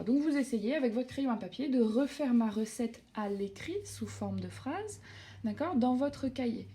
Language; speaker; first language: French; native; French